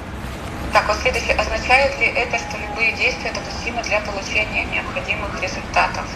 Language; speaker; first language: Russian; native; Russian